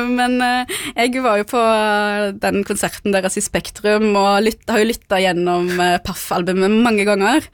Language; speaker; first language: Norwegian; early bilingual, other home language; Arabic